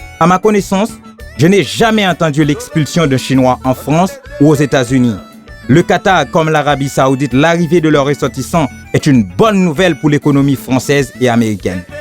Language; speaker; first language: French; non-native, local second language; Haitian Creole